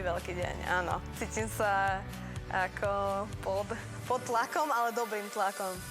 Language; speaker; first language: Slovak; early bilingual, heritage; Slovak